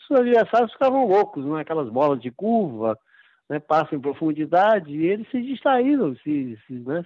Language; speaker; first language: Portuguese; native; Portuguese